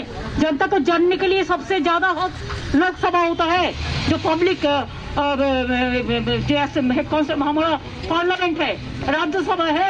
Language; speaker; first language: Hindi; non-native, local second language; Bangla